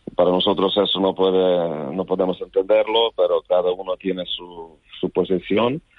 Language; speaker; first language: Spanish; non-native, fluent; Ukrainian